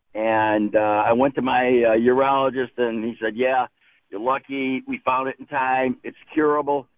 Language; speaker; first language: English; native; English